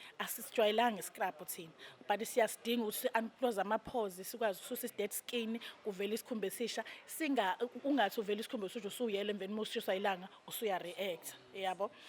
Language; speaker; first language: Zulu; native; Zulu